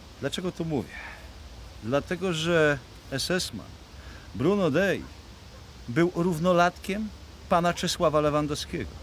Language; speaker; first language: Polish; native; Polish